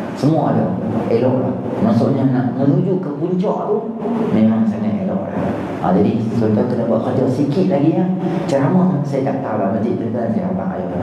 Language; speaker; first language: Malay; native; Malay